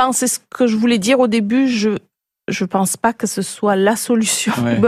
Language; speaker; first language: French; native; French